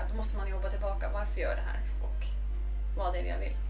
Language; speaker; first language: Swedish; non-native, fluent; Icelandic